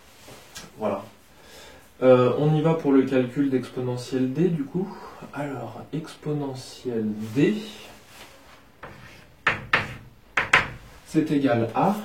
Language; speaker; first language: French; native; French